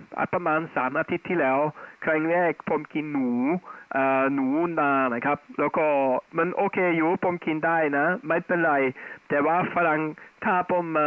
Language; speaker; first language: Thai; non-native, fluent; Dutch